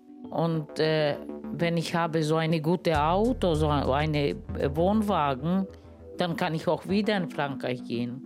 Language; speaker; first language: German; non-native, learner; Romany